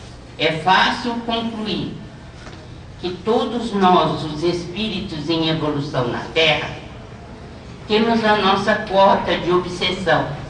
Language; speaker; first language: Portuguese; native; Portuguese